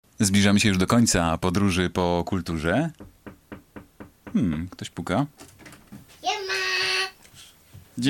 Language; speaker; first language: Polish; native; Polish